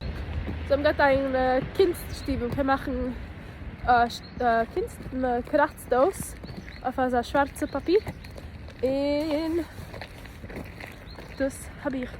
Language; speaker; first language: German; non-native, learner; English